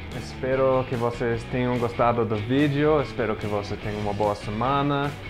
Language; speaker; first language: Portuguese; non-native, fluent; English